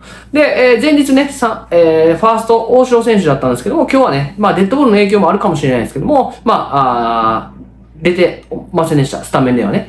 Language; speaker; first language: Japanese; native; Japanese